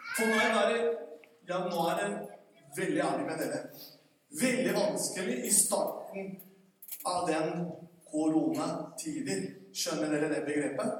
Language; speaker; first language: Norwegian; non-native, fluent; Spanish